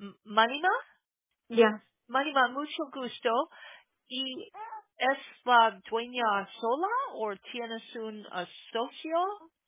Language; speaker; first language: Spanish; non-native, learner; English